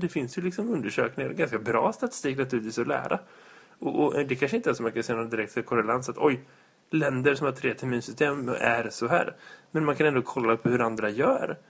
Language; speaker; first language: Swedish; native; Swedish